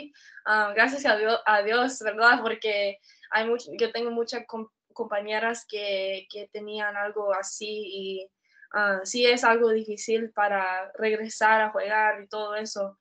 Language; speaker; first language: Spanish; early bilingual, heritage; Spanish